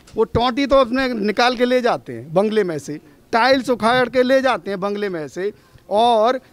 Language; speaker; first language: Hindi; native; Hindi